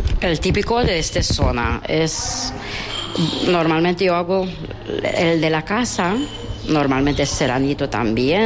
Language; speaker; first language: Spanish; non-native, learner; Romanian